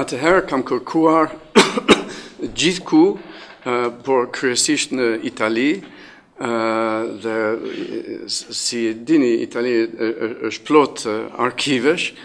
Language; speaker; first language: Albanian; non-native, fluent; English